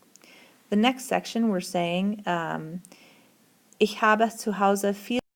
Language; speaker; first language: German; non-native, fluent; English